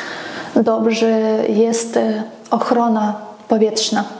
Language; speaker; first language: Polish; non-native, fluent; Ukrainian